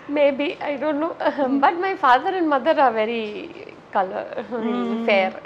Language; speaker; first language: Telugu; non-native, learner; Tamil